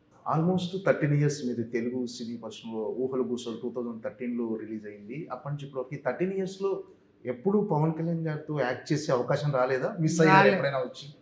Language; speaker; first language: Telugu; native; Telugu